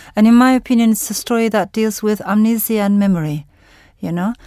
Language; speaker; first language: English; non-native, fluent; Turkish